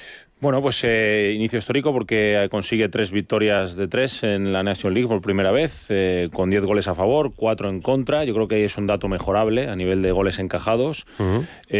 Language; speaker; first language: Spanish; native; Spanish